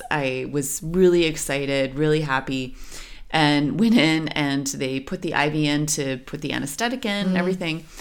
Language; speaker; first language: English; native; English